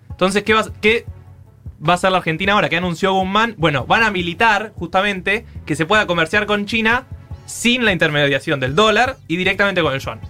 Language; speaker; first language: Spanish; native; Spanish